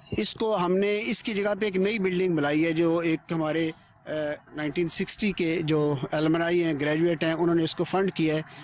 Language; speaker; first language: Urdu; non-native, local second language; Punjabi